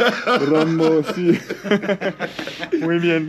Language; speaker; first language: Spanish; non-native, learner; French